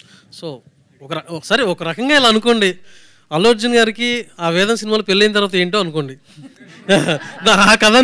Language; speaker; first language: Telugu; native; Telugu